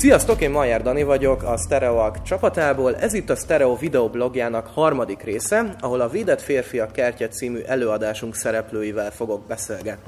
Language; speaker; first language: Hungarian; native; Hungarian